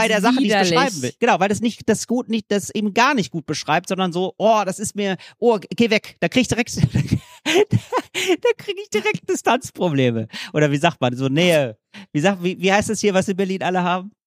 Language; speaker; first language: German; native; German